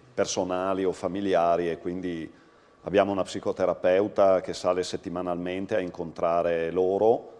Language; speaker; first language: Italian; native; Italian